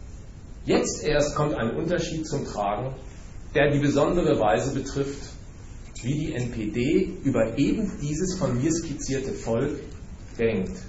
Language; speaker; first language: German; native; German